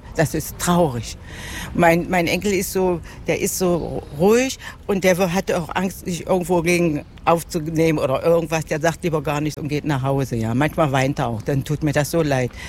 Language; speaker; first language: German; native; German